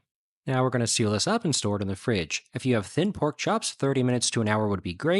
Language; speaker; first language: English; native; English